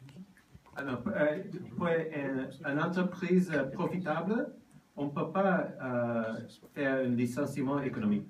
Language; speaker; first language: French; non-native, learner; Japanese